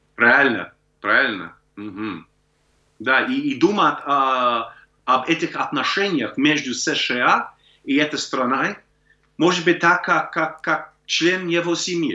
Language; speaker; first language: Russian; non-native, fluent; English